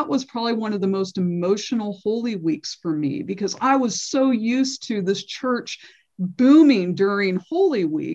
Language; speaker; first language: English; native; English